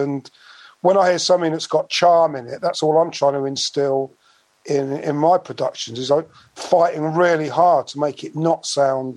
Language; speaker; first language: English; native; English